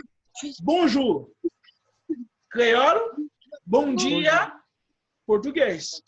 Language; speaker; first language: Portuguese; non-native, fluent; Haitian Creole